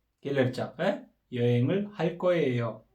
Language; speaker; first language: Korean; non-native, fluent; Kyrgyz